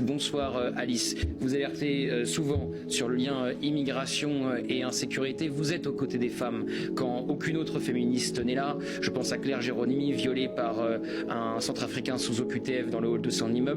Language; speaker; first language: French; native; French